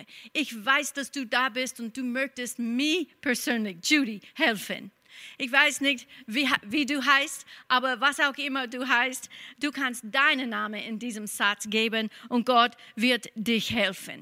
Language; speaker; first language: German; non-native, fluent; English